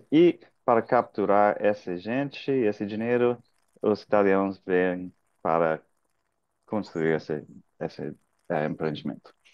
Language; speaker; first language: Portuguese; non-native, fluent; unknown